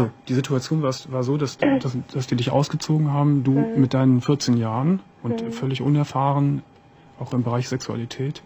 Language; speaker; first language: German; native; German